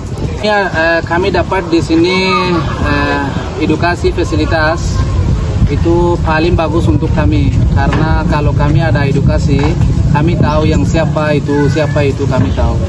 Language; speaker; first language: Indonesian; non-native, learner; Rohingya